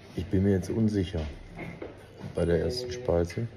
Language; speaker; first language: German; native; German